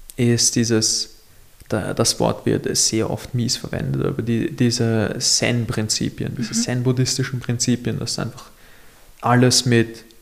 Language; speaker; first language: German; native; German